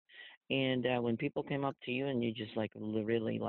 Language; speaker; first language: English; non-native, local second language; Filipino